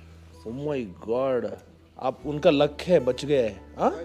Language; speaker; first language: Hindi; non-native, local second language; Kannada